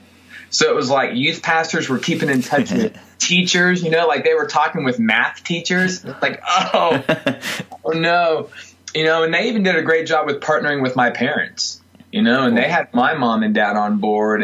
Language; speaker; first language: English; native; English